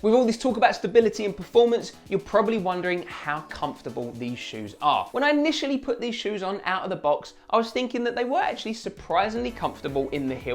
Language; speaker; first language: English; native; English